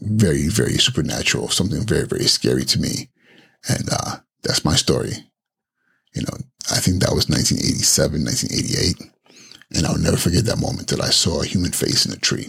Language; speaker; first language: English; non-native, local second language; Igbo